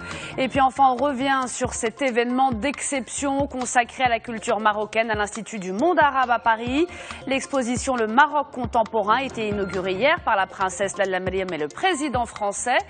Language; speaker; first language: French; non-native, local second language; Arabic